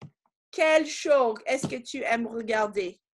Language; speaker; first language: French; non-native, fluent; English